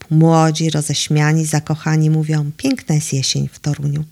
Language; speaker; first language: Polish; native; Polish